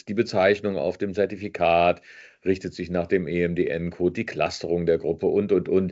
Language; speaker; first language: German; native; German